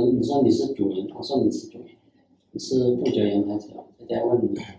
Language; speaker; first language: Chinese; native; Chinese